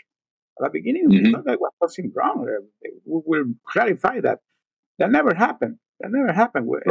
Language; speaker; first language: English; non-native, fluent; Spanish